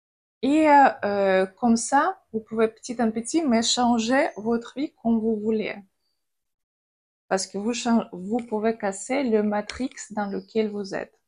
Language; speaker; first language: French; non-native, fluent; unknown